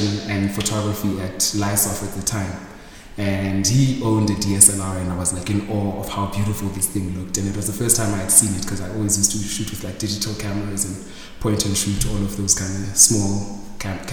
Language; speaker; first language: English; non-native, local second language; Xhosa